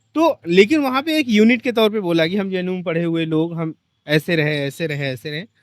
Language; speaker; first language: Hindi; native; Hindi